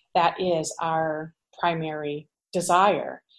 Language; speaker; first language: English; native; English